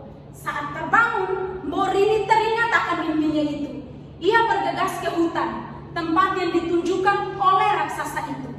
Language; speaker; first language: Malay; non-native, learner; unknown